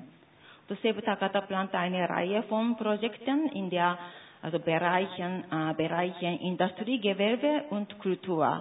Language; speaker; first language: German; non-native, fluent; Japanese